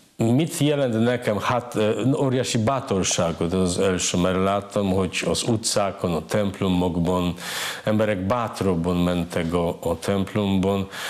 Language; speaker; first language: Hungarian; non-native, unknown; Polish